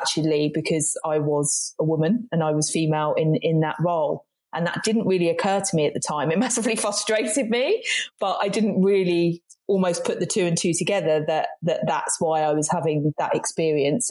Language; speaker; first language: English; native; English